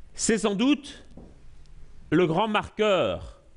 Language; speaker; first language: French; native; French